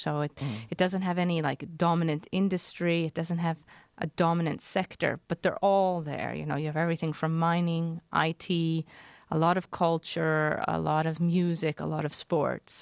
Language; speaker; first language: English; native; English